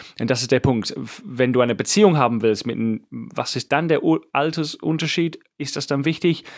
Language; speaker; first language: German; non-native, fluent; English